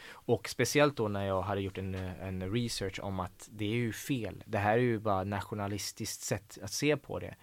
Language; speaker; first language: Swedish; early bilingual, other home language; Persian